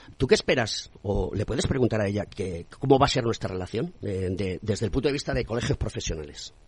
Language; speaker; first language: Spanish; native; Spanish